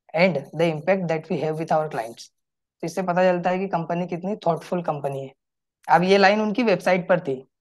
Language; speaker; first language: Hindi; native; Hindi